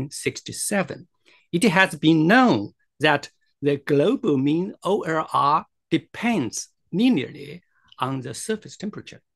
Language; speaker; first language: English; non-native, fluent; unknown